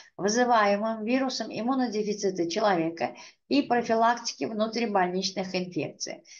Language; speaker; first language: Russian; non-native, local second language; Uzbek